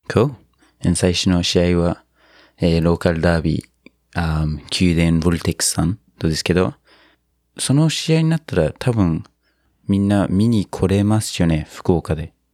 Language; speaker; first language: Japanese; non-native, fluent; English